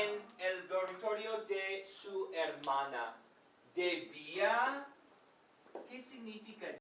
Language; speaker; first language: Spanish; non-native, fluent; English